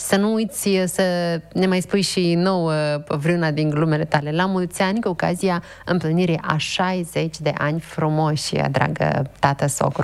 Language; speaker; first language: Romanian; native; Romanian